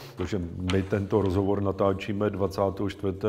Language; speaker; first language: Czech; native; Czech